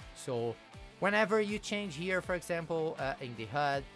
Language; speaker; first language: English; non-native, fluent; Portuguese